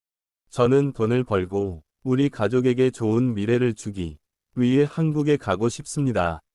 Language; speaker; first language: Korean; non-native, learner; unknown